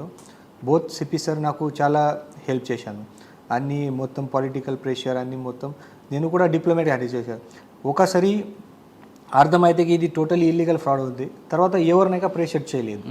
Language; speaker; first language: Telugu; non-native, fluent; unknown